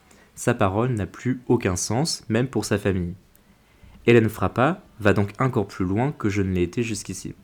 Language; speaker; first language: French; native; French